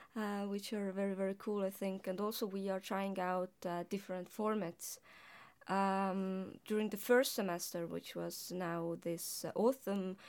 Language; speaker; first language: English; non-native, fluent; Estonian